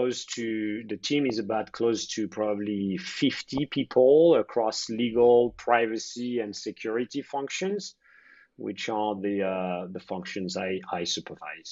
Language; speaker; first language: English; non-native, fluent; French